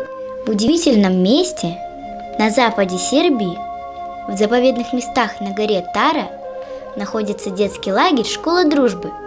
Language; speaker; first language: Russian; native; Russian